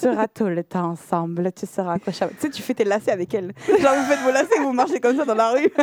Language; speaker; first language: French; native; French